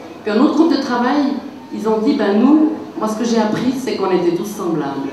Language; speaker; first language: French; native; French